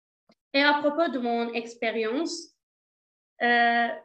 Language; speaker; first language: French; non-native, learner; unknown